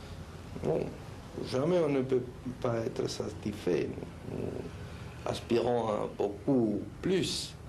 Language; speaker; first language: French; non-native, fluent; Spanish